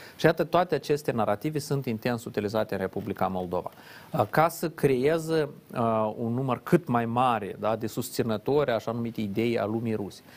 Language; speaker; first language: Romanian; native; Romanian